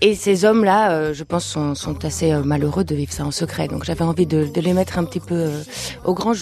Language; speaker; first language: French; non-native, fluent; Lithuanian